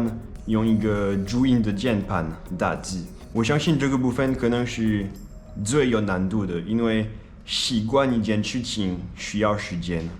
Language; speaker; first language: Chinese; non-native, fluent; French